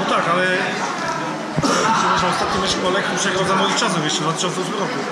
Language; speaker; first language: Polish; non-native, fluent; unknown